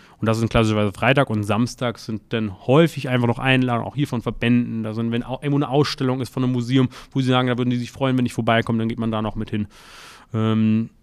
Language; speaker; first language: German; native; German